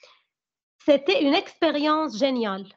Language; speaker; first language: French; non-native, learner; Arabic